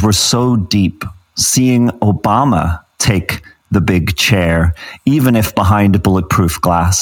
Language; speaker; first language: English; native; English